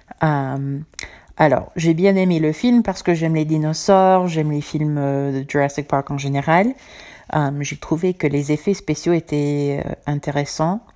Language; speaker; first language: French; non-native, fluent; English